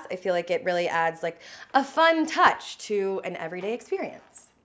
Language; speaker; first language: English; native; English